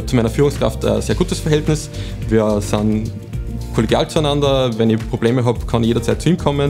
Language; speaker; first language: German; native; German